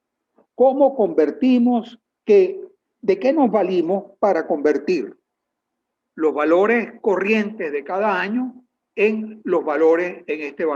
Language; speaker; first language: Spanish; native; Spanish